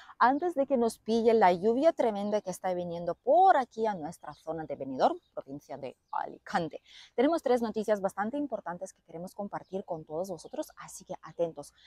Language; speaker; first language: Spanish; non-native, fluent; Lithuanian